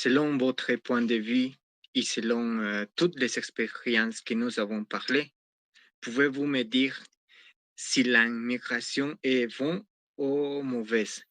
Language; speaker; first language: French; non-native, learner; Spanish